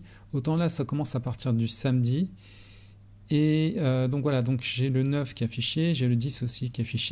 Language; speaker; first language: French; native; French